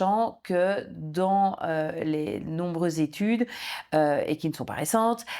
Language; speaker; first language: French; native; French